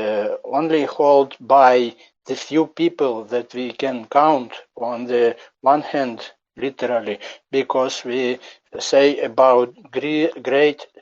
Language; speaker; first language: English; non-native, learner; Ukrainian